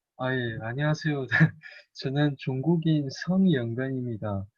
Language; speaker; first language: Korean; non-native, learner; Chinese